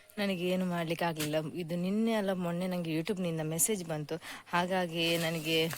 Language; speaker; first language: Kannada; native; Kannada